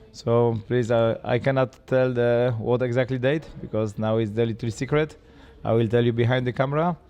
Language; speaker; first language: English; non-native, learner; Polish